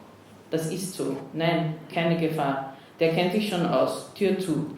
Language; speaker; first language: German; native; German